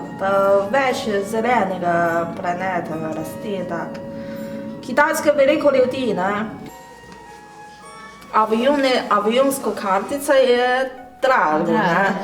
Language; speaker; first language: Slovenian; non-native, learner; Chinese